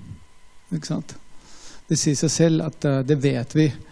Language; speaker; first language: Norwegian; non-native, fluent; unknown